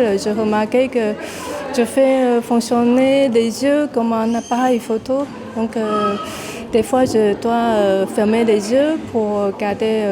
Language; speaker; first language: French; non-native, fluent; Chinese